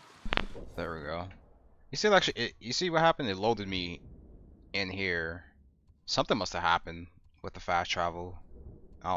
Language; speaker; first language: English; native; English